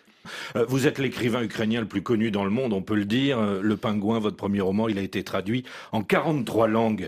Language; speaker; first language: French; native; French